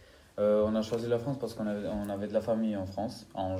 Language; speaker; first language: French; non-native, fluent; Albanian